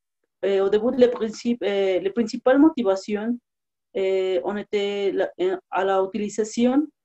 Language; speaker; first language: French; non-native, learner; Spanish